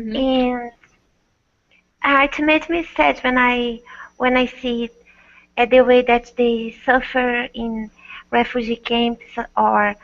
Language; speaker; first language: English; non-native, learner; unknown